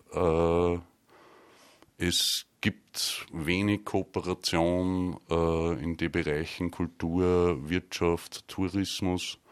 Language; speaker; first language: German; native; German